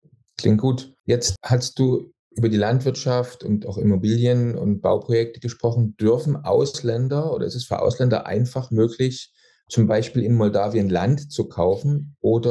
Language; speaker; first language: German; native; German